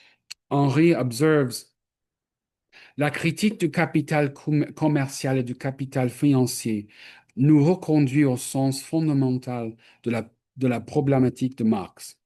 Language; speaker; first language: French; non-native, fluent; English